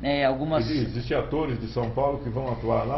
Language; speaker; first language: Portuguese; native; Portuguese